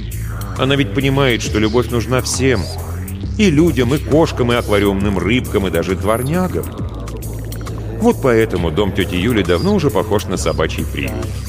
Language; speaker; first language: Russian; native; Russian